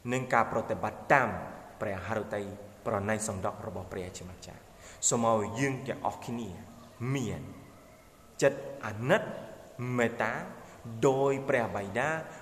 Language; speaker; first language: Khmer; non-native, fluent; Spanish